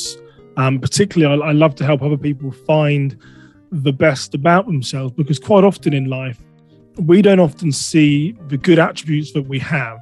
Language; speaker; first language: English; native; English